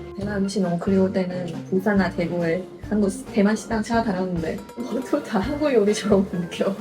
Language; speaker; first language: Korean; non-native, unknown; Chinese